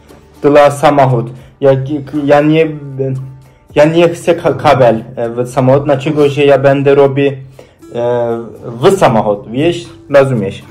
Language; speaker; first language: Polish; non-native, learner; Turkish